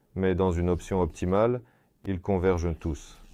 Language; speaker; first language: French; non-native, fluent; Russian